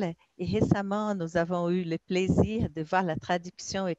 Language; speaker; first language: French; non-native, fluent; Portuguese